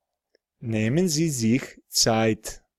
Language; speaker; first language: German; non-native, fluent; Serbian